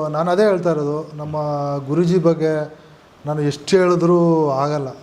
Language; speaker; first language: Kannada; non-native, local second language; Malayalam